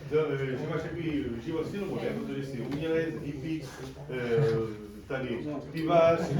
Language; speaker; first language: Czech; non-native, fluent; Spanish